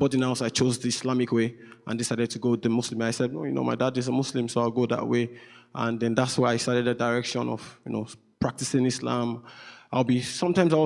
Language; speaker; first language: English; non-native, local second language; Yoruba